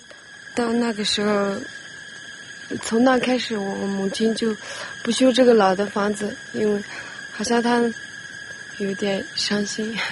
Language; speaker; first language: Chinese; non-native, local second language; Tibetan